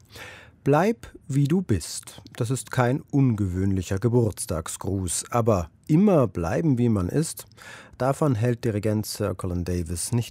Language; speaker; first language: German; native; German